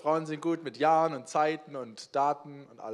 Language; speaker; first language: German; native; German